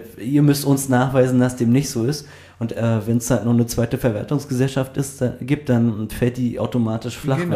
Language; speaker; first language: German; native; German